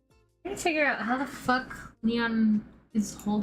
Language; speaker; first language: English; native; English